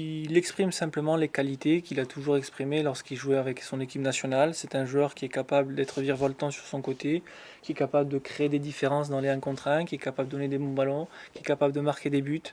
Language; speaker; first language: French; native; French